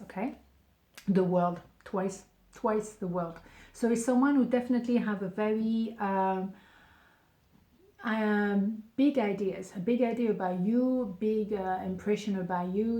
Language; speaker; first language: English; non-native, fluent; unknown